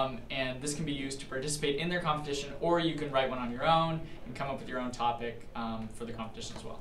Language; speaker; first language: English; native; English